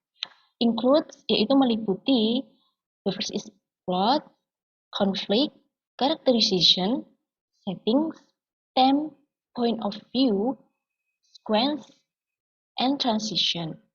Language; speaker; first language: English; non-native, learner; Indonesian